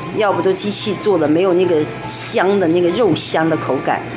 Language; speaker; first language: Chinese; native; Chinese